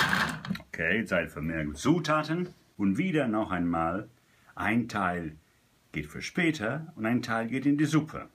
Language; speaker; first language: German; non-native, fluent; Italian